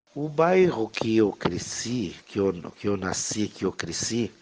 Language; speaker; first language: Portuguese; non-native, fluent; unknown